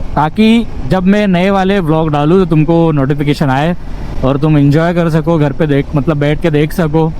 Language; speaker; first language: Hindi; non-native, local second language; Marathi